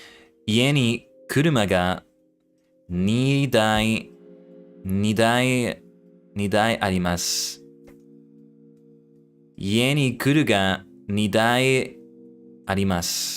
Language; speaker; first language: Japanese; non-native, learner; English